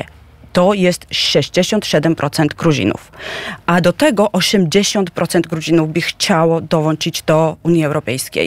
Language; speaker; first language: Polish; non-native, fluent; Georgian